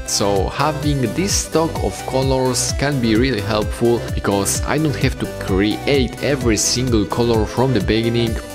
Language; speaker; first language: English; non-native, fluent; Polish